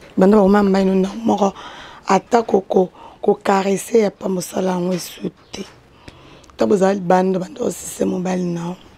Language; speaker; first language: Lingala; native; Lingala